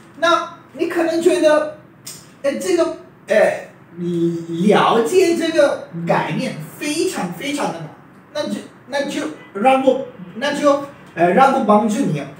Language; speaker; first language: Chinese; non-native, fluent; Urdu